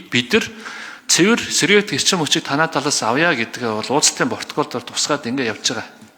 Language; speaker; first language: Mongolian; native; Mongolian